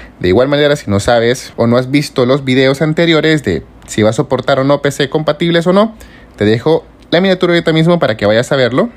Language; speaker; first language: Spanish; native; Spanish